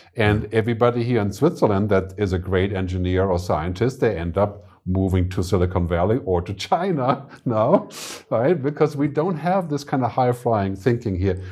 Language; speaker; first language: English; non-native, fluent; German